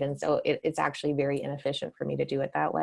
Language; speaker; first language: English; native; English